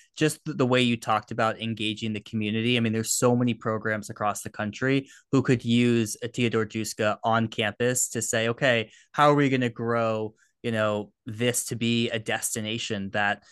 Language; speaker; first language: English; native; English